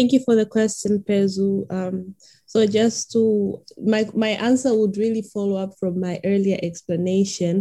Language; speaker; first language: English; non-native, local second language; Swahili